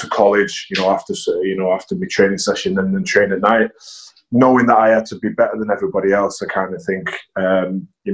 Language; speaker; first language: English; native; English